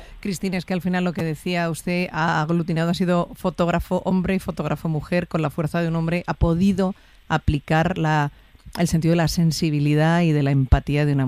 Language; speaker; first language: Spanish; native; Spanish